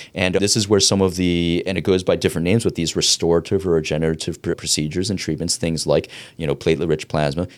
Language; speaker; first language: English; native; English